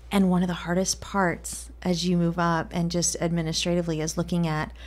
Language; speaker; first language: English; non-native, fluent; Spanish